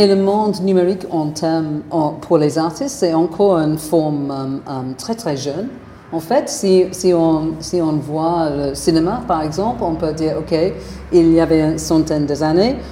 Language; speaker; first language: French; non-native, fluent; English